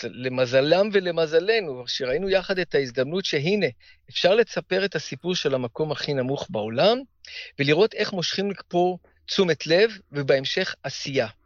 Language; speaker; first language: Hebrew; early bilingual, heritage; Hebrew